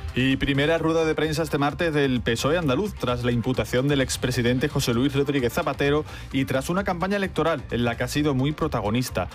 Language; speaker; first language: Spanish; native; Spanish